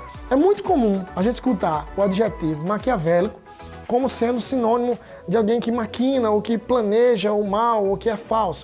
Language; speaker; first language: Portuguese; native; Portuguese